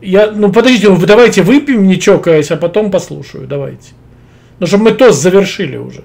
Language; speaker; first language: Russian; native; Russian